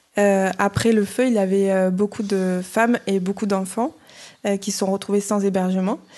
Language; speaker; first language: French; non-native, fluent; Bini